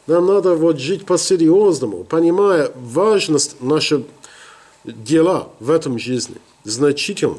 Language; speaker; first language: Russian; non-native, learner; English